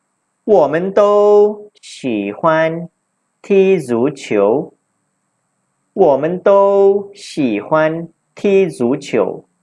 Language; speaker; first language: Chinese; non-native, local second language; Malay